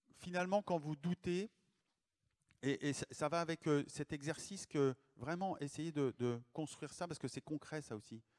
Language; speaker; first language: French; native; French